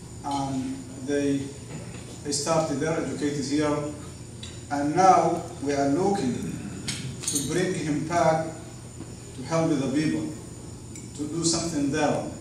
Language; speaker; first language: English; non-native, learner; Somali